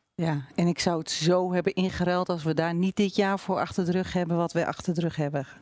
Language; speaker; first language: Dutch; native; Dutch